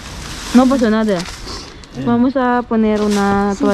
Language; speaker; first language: Spanish; non-native, learner; Filipino